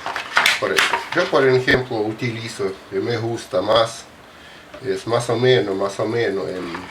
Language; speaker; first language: Spanish; non-native, fluent; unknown